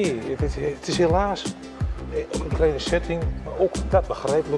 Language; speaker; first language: Dutch; native; Dutch